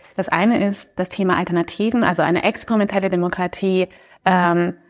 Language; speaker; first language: German; native; German